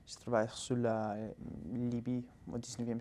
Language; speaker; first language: French; non-native, fluent; Italian